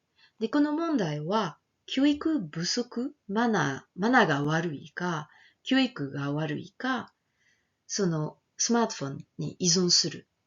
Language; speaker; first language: Japanese; non-native, fluent; French